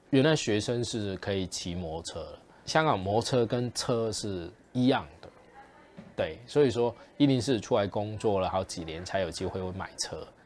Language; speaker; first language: Chinese; non-native, local second language; Cantonese